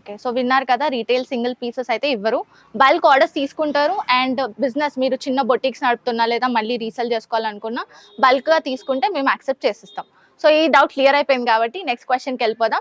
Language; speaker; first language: Telugu; native; Telugu